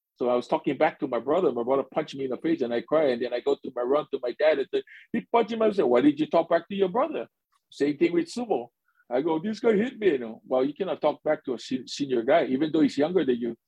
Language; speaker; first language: English; native; English